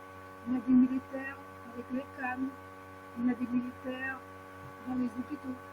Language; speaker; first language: French; non-native, fluent; Ukrainian